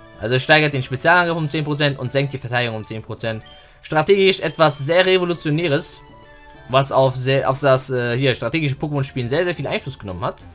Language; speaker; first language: German; early bilingual, other home language; Turkish